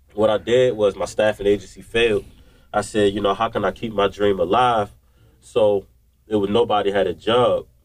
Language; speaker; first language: English; native; English